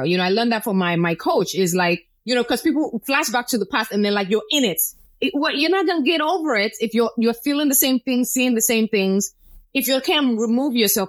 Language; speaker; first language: English; non-native, local second language; Yoruba